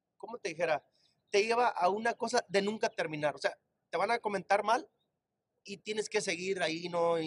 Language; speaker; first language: Spanish; native; Spanish